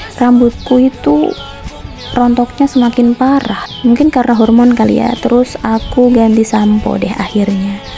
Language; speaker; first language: Indonesian; non-native, local second language; Javanese